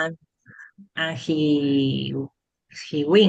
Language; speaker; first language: English; non-native, learner; Spanish